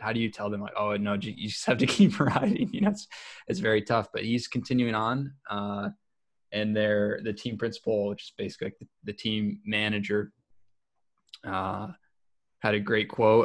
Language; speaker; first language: English; native; English